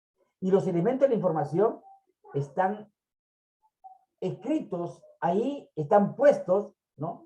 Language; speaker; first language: Spanish; native; Spanish